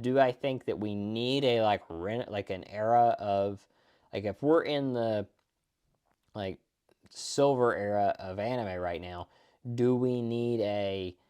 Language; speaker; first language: English; native; English